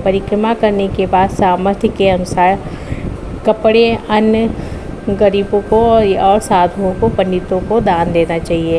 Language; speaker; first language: Hindi; native; Hindi